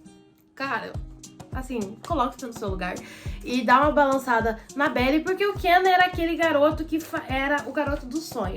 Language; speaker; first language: Portuguese; native; Portuguese